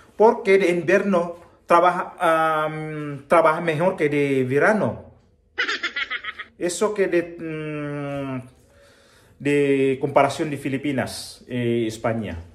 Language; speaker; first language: Spanish; non-native, learner; Filipino